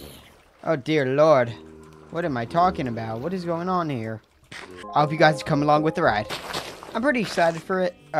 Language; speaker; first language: English; native; English